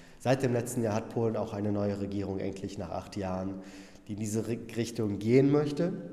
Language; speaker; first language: German; early bilingual, other home language; Polish